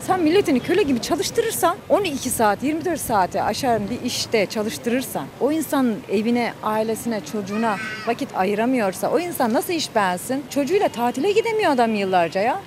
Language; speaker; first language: Turkish; native; Turkish